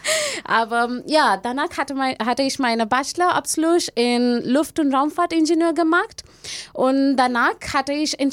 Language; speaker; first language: German; non-native, learner; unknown